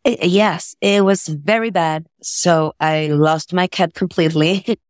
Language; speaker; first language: English; non-native, fluent; Spanish